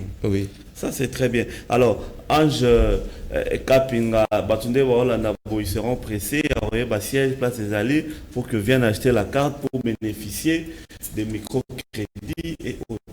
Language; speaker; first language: French; non-native, local second language; Lingala